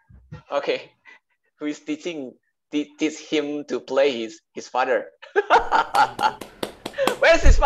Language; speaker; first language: English; non-native, learner; Indonesian